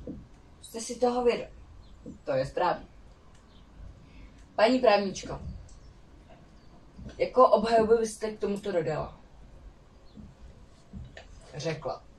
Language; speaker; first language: Czech; native; Czech